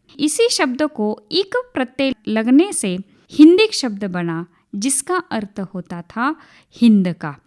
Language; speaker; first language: Hindi; non-native, local second language; Marathi